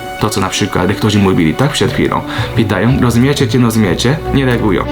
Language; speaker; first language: Polish; non-native, fluent; Japanese